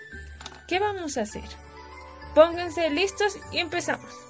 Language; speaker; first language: Spanish; native; Spanish